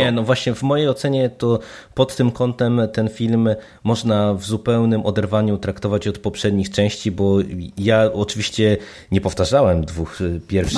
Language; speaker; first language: Polish; native; Polish